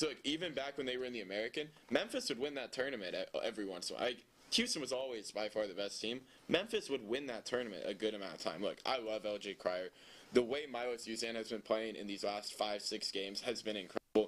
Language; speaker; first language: English; native; English